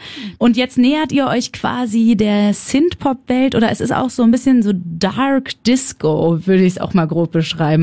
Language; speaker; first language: German; native; German